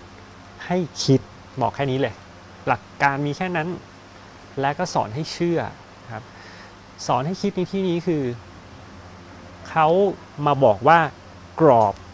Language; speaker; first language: Thai; native; Thai